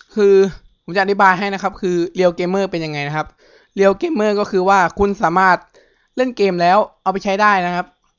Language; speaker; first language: Thai; native; Thai